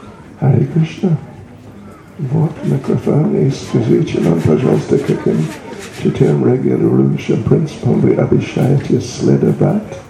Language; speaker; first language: Russian; non-native, learner; English